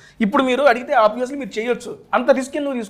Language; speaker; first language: Telugu; native; Telugu